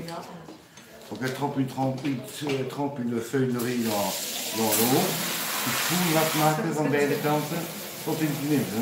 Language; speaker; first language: French; native; French